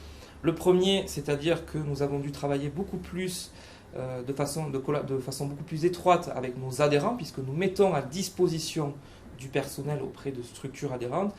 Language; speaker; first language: French; native; French